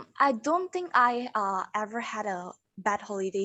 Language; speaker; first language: English; non-native, learner; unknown